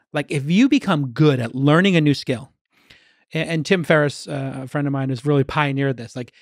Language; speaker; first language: English; native; English